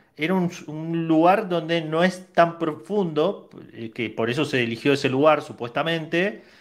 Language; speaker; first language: Spanish; native; Spanish